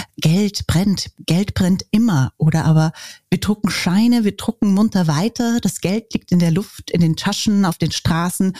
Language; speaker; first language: German; native; German